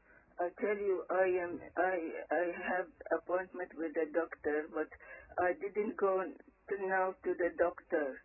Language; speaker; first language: English; early bilingual, other home language; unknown